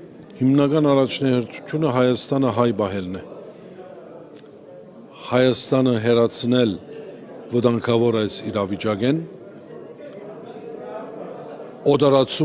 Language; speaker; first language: Armenian; early bilingual, heritage; Armenian